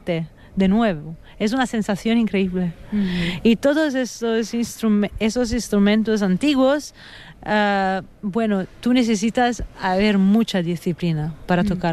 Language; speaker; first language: Spanish; non-native, fluent; Italian